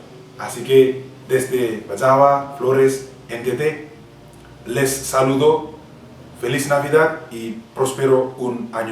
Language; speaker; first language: Spanish; non-native, fluent; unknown